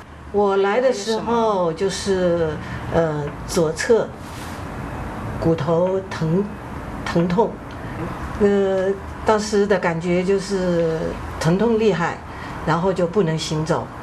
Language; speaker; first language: Chinese; non-native, fluent; Thai